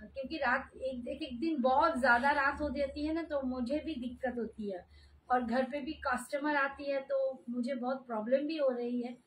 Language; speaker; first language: Hindi; non-native, local second language; Bangla